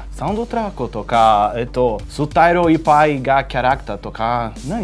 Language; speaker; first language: Japanese; non-native, learner; Portuguese